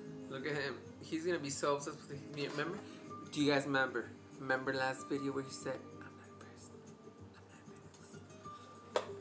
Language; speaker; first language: English; early bilingual, other home language; Spanish